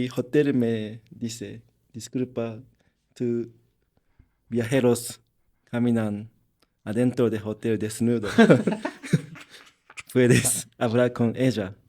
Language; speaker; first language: Spanish; non-native, learner; Japanese